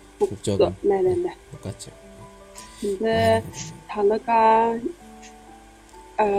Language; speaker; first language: Korean; non-native, learner; Chinese